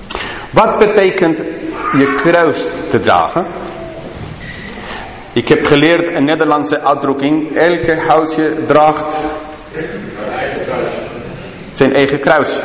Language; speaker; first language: Dutch; non-native, fluent; English